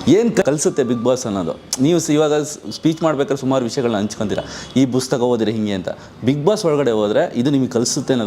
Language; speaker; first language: Kannada; native; Kannada